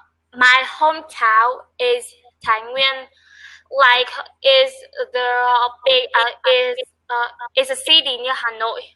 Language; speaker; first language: English; non-native, learner; Vietnamese